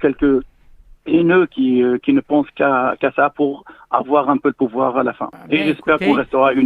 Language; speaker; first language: French; non-native, local second language; Arabic